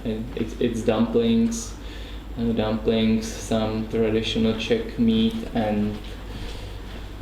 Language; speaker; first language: English; non-native, learner; Czech